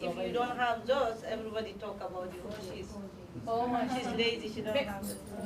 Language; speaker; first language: English; non-native, learner; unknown